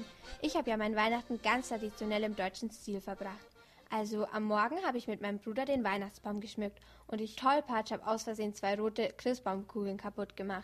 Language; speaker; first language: German; native; German